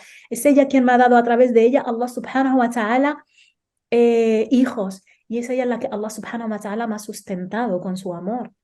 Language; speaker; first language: Spanish; early bilingual, other home language; Arabic